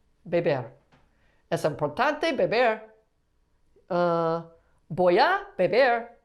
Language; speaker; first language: Spanish; non-native, learner; English